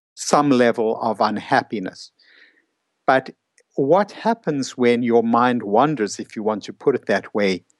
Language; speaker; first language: English; native; English